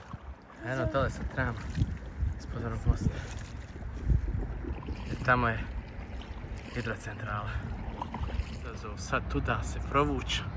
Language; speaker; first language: Bosnian; native; Bosnian